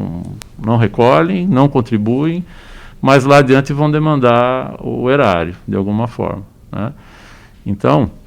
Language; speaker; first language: Portuguese; native; Portuguese